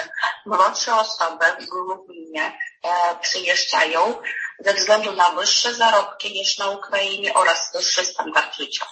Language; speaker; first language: Polish; non-native, fluent; Ukrainian